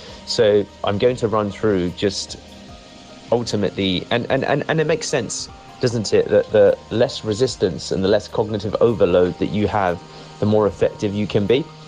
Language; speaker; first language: English; native; English